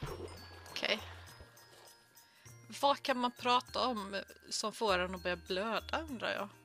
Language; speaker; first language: Swedish; native; Swedish